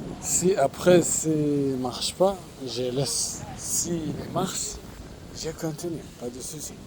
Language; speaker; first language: French; non-native, learner; Arabic